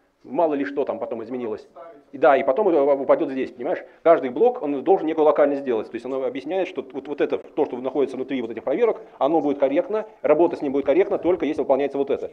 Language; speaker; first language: Russian; native; Russian